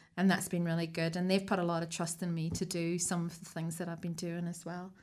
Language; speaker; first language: English; native; English